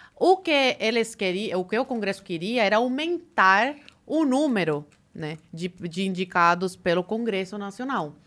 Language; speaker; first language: Portuguese; early bilingual, other home language; Spanish